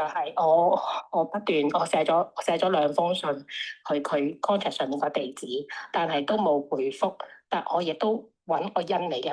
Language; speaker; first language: Cantonese; native; Cantonese